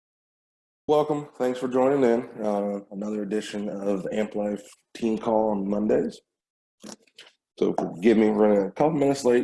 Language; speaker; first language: English; native; English